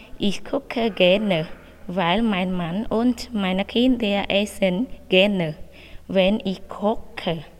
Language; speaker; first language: German; non-native, learner; Khmer